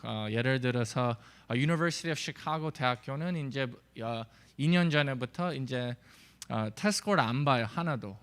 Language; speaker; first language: Korean; early bilingual, heritage; English